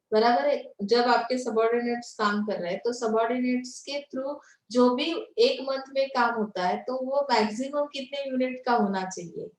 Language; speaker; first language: Hindi; non-native, local second language; Marathi